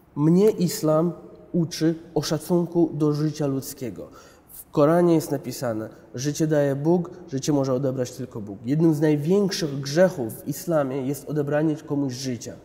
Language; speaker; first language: Polish; early bilingual, other home language; Chechen